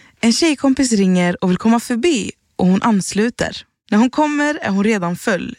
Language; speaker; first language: Swedish; early bilingual, other home language; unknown